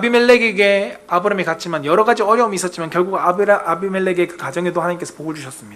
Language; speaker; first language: Korean; native; Korean